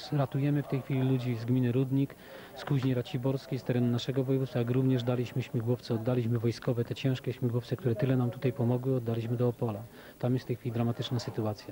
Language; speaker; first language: Polish; native; Polish